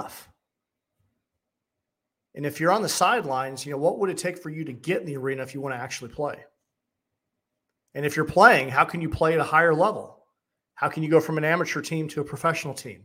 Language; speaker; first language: English; native; English